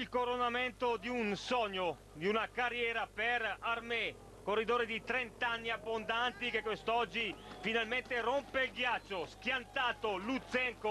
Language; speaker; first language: Italian; native; Italian